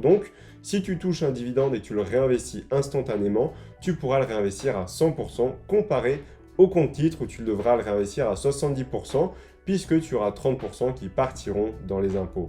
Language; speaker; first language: French; native; French